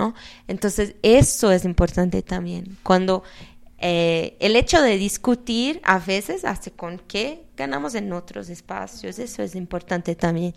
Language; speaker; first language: Spanish; non-native, fluent; Portuguese